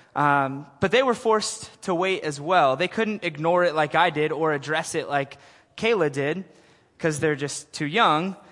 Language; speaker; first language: English; native; English